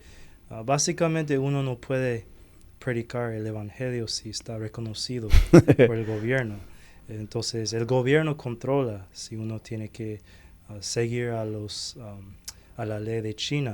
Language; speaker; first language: Spanish; non-native, fluent; Chinese